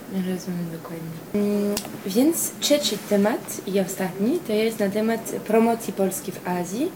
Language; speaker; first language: Polish; early bilingual, heritage; Polish